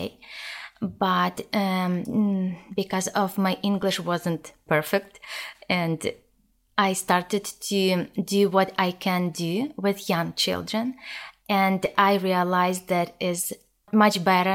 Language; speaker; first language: English; non-native, learner; Ukrainian